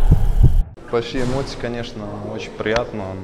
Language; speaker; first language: Russian; non-native, fluent; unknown